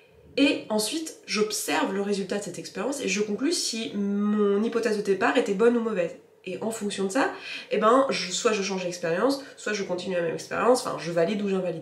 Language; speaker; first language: French; native; French